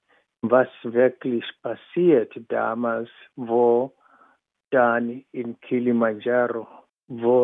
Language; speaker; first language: German; non-native, fluent; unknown